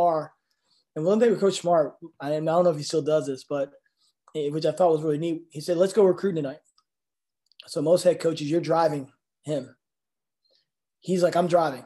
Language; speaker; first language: English; native; English